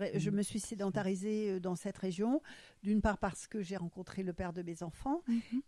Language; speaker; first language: French; non-native, fluent; German